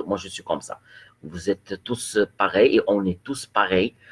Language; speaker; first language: French; non-native, local second language; Arabic